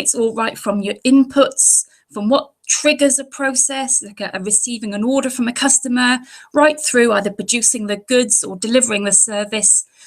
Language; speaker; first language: English; native; English